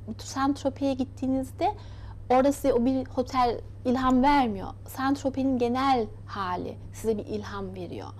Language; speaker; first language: Turkish; early bilingual, heritage; Turkish